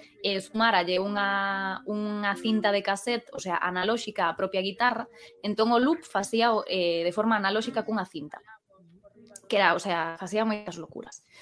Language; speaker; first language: Galician; non-native, local second language; Spanish